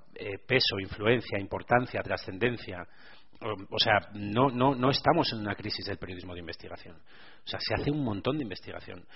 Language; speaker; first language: Spanish; native; Spanish